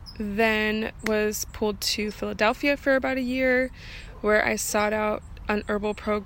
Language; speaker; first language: English; native; English